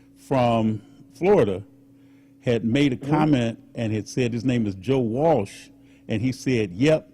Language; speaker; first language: English; native; English